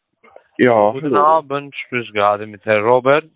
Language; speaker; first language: German; non-native, learner; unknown